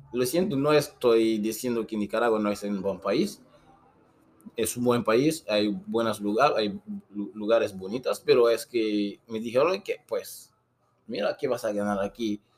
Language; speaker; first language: Spanish; non-native, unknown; Susu